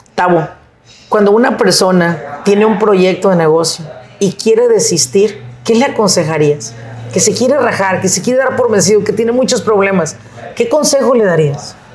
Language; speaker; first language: Spanish; native; Spanish